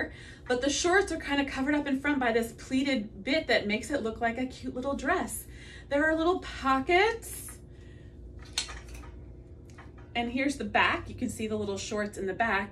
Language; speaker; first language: English; native; English